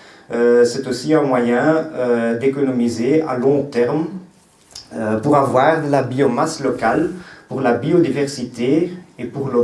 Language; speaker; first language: French; non-native, local second language; Dutch